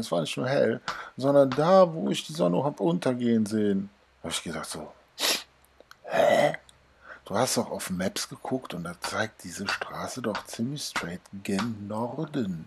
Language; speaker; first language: German; native; German